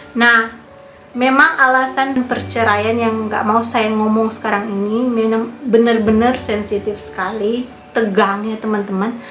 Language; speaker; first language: Indonesian; native; Indonesian